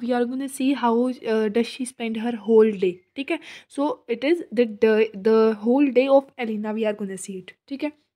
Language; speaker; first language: English; non-native, local second language; Hindi